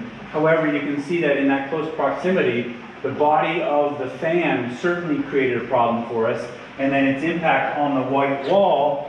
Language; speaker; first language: English; native; English